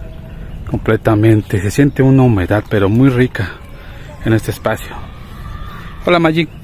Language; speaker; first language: Spanish; native; Spanish